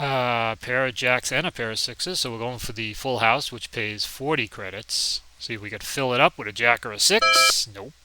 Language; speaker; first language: English; native; English